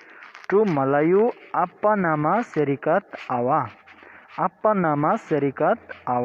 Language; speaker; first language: Indonesian; non-native, learner; Nepali